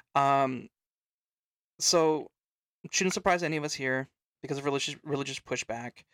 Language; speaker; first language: English; native; English